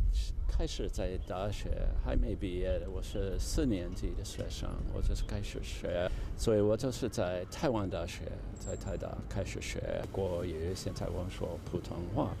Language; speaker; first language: Chinese; non-native, learner; English